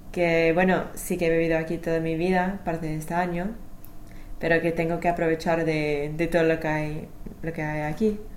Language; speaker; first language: Spanish; non-native, fluent; English